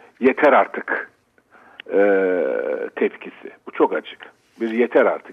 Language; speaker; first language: Turkish; native; Turkish